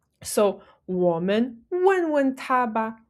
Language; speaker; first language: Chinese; non-native, fluent; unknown